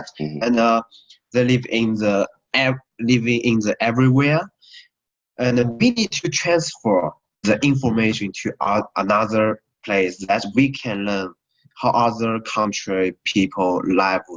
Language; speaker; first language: English; non-native, learner; Chinese